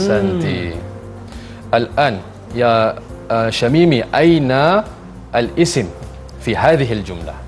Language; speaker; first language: Arabic; non-native, fluent; Malay